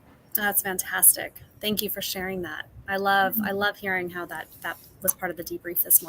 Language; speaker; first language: English; native; English